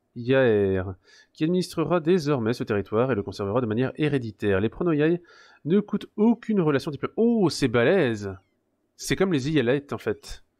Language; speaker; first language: French; native; French